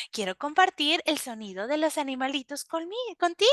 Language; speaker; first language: Spanish; native; Spanish